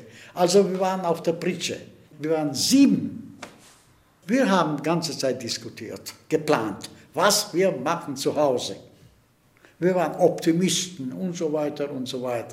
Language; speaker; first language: German; non-native, fluent; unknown